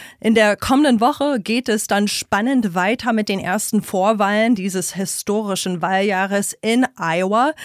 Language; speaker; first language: German; non-native, fluent; English